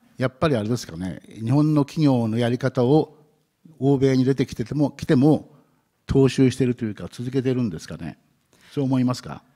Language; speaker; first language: Japanese; native; Japanese